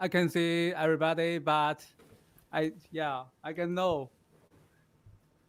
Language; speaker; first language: English; non-native, learner; Chinese